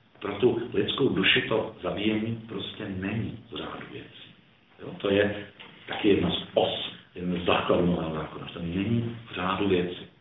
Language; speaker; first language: Czech; early bilingual, other home language; Croatian